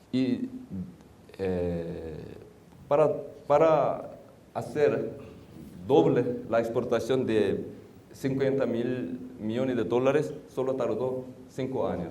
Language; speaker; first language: Spanish; non-native, fluent; Korean